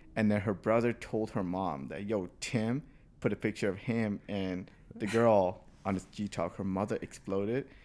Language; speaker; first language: English; early bilingual, other home language; Burmese